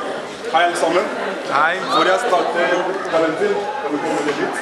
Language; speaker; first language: Norwegian; early bilingual, other home language; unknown